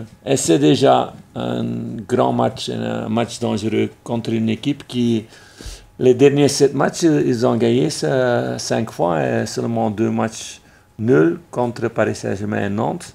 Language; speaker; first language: French; non-native, fluent; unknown